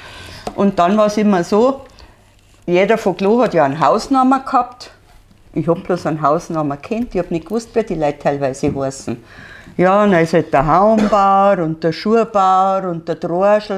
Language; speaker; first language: German; native; German